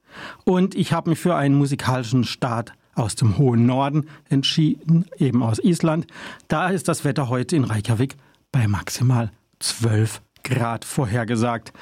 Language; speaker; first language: German; native; German